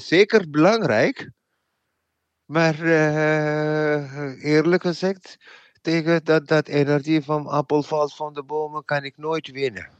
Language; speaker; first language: Dutch; non-native, fluent; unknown